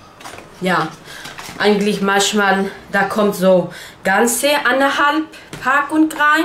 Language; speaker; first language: German; non-native, learner; Turkish